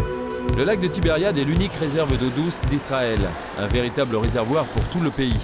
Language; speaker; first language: French; native; French